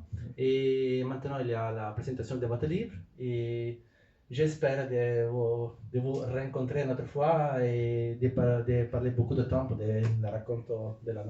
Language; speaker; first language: French; non-native, learner; Italian